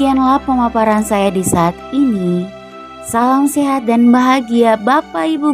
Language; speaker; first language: Indonesian; native; Indonesian